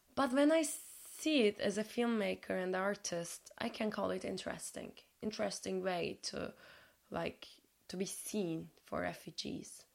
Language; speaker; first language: English; non-native, fluent; Turkish